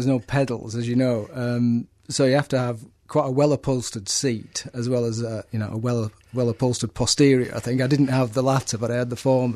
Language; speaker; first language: English; native; English